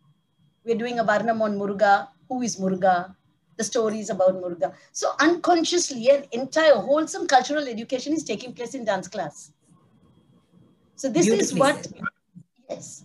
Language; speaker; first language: English; non-native, local second language; Tamil